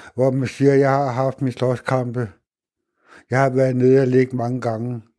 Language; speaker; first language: Danish; native; Danish